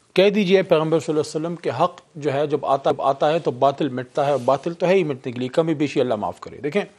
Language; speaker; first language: Urdu; native; Urdu